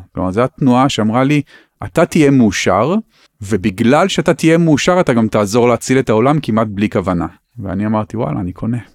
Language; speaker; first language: Hebrew; native; Hebrew